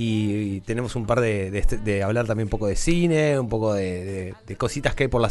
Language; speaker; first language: Spanish; native; Spanish